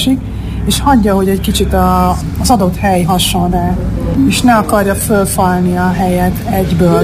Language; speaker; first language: Hungarian; native; Hungarian